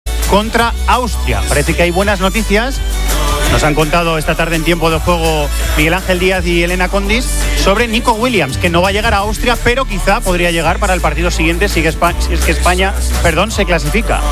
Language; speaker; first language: Spanish; native; Spanish